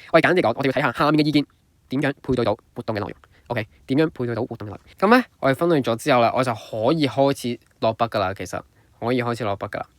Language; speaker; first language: Cantonese; native; Cantonese